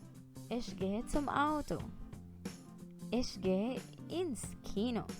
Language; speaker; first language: German; non-native, fluent; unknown